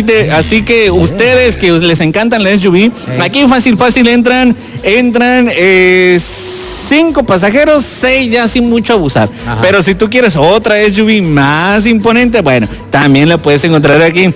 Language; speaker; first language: Spanish; native; Spanish